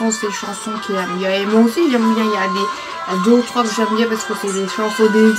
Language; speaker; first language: French; non-native, local second language; Morisyen